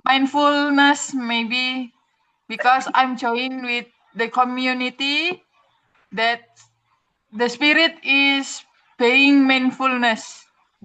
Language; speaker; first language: English; non-native, learner; Indonesian